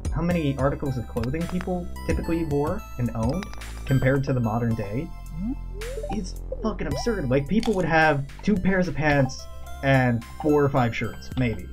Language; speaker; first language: English; native; English